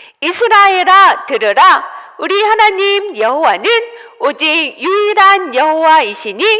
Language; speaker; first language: Korean; native; Korean